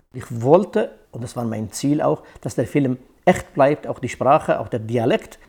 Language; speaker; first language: German; non-native, fluent; Kurdish